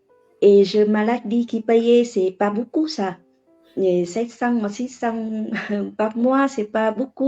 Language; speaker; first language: French; non-native, learner; Vietnamese